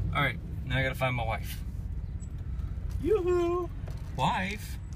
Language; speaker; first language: English; native; English